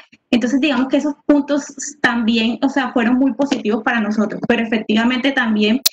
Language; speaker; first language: Spanish; native; Spanish